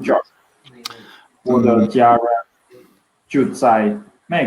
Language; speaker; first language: Chinese; non-native, learner; Swedish